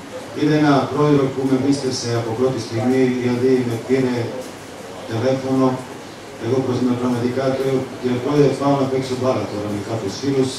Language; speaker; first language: Greek; non-native, fluent; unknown